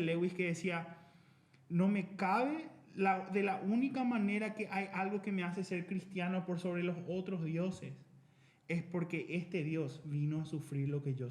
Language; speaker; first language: Spanish; native; Spanish